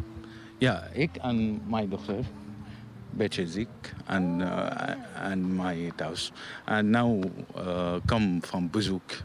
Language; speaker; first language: Dutch; non-native, learner; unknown